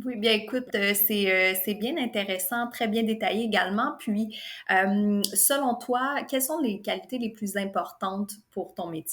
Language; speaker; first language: French; native; French